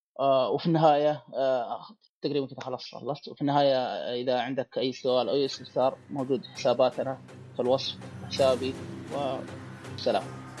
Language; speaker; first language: Arabic; native; Arabic